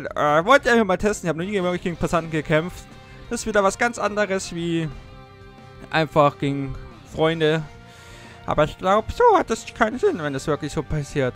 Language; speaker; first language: German; native; German